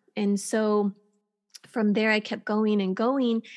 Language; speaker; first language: English; native; English